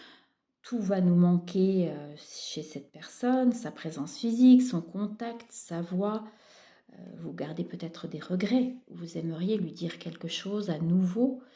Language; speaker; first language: French; native; French